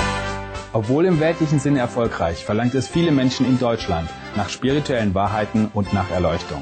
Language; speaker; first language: German; native; German